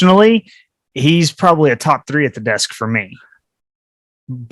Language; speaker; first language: English; native; English